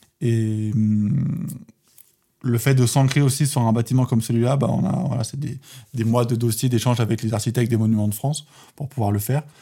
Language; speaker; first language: French; native; French